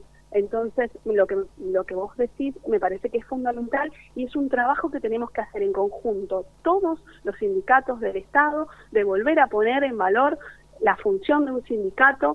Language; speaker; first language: Spanish; native; Spanish